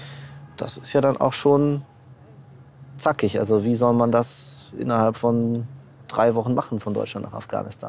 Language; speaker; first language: German; native; German